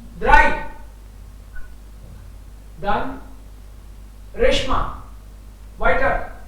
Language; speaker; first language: German; non-native, fluent; Hindi